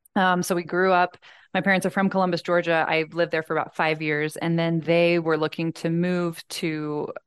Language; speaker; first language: English; native; English